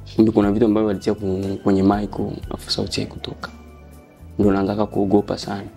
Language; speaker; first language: Swahili; native; Swahili